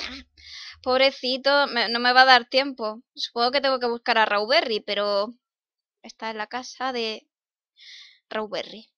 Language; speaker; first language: Spanish; native; Spanish